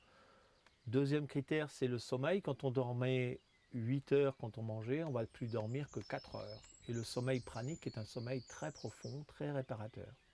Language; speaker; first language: French; native; French